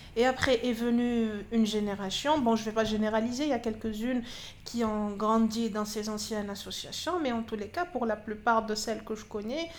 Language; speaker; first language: French; non-native, local second language; Arabic